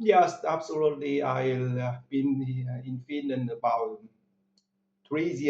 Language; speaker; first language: English; non-native, learner; Vietnamese